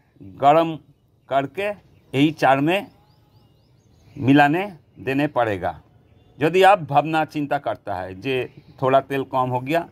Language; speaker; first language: Hindi; non-native, local second language; Bangla